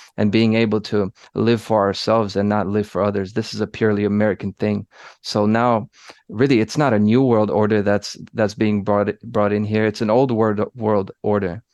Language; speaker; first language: English; early bilingual, other home language; Polish